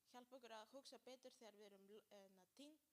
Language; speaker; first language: Icelandic; non-native, learner; Spanish